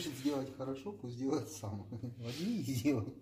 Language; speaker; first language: Russian; native; Russian